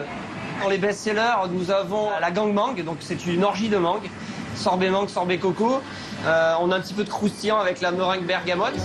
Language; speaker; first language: French; native; French